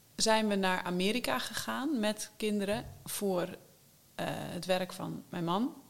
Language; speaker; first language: Dutch; native; Dutch